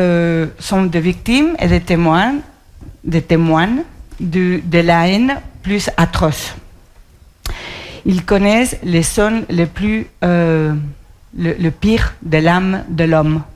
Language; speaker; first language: French; non-native, fluent; Spanish